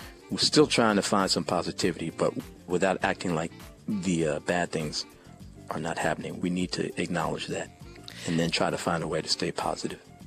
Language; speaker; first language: English; native; English